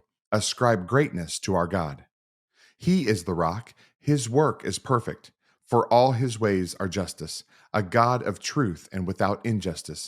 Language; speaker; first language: English; native; English